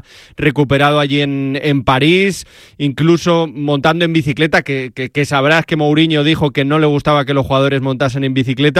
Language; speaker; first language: Spanish; native; Spanish